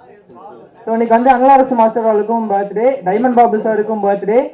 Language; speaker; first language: Tamil; native; Tamil